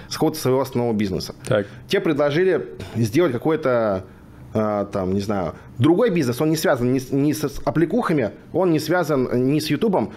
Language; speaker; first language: Russian; native; Russian